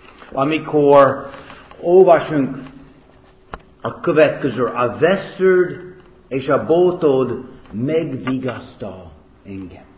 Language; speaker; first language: Hungarian; non-native, fluent; English